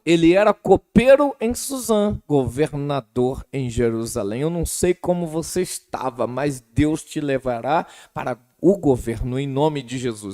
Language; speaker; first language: Portuguese; native; Portuguese